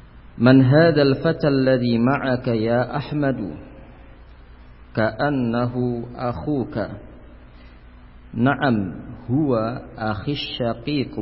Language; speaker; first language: Arabic; non-native, fluent; Indonesian